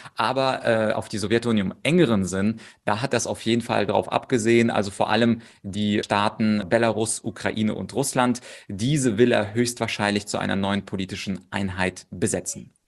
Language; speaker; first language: German; early bilingual, other home language; Russian